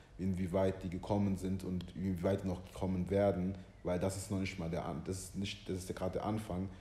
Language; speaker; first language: German; early bilingual, other home language; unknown